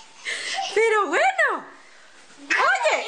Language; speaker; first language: Spanish; native; Spanish